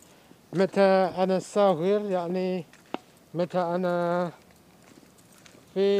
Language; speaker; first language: Arabic; non-native, learner; Indonesian